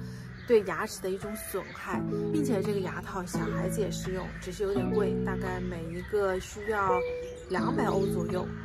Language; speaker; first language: Chinese; native; Chinese